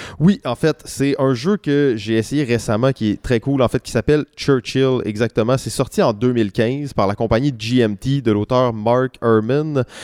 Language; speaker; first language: French; native; French